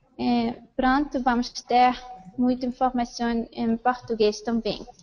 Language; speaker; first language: Portuguese; non-native, fluent; Spanish